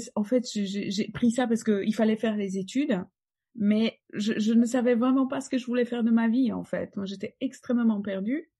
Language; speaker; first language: French; non-native, fluent; Polish